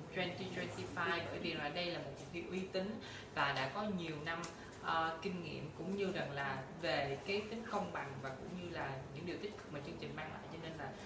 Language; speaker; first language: Vietnamese; native; Vietnamese